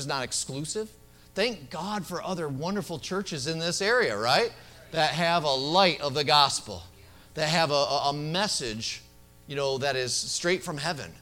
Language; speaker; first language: English; native; English